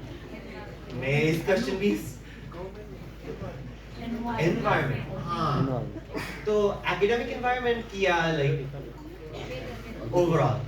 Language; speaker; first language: Hindi; early bilingual, heritage; English